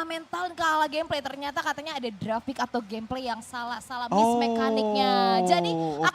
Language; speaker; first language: Indonesian; native; Indonesian